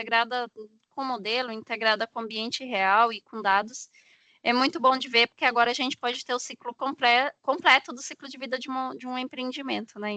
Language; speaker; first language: Portuguese; native; Portuguese